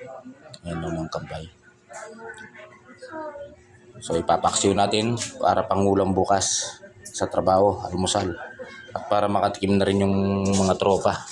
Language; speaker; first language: Filipino; non-native, local second language; Pampanga